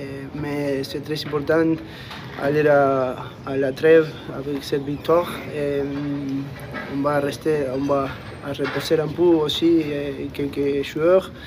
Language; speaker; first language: French; non-native, fluent; Spanish